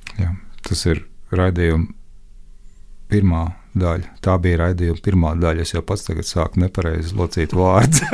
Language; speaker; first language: Latvian; native; Latvian